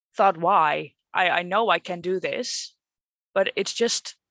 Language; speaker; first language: English; non-native, fluent; Dutch